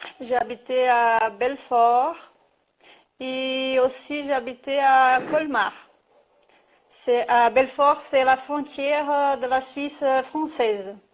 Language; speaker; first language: French; non-native, fluent; Portuguese